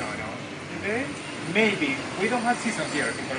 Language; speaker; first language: English; non-native, learner; Spanish